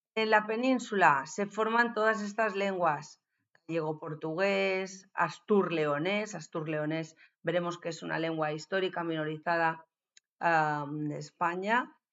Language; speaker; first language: Spanish; native; Spanish